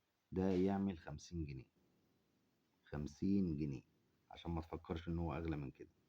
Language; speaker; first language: Arabic; native; Arabic